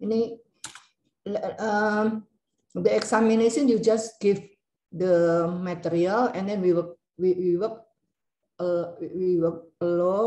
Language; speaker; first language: English; non-native, learner; Indonesian